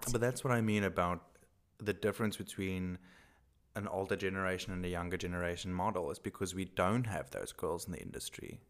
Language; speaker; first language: English; non-native, local second language; Afrikaans